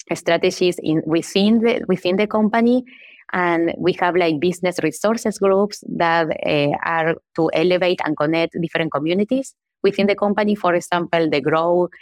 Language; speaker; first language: English; non-native, fluent; Spanish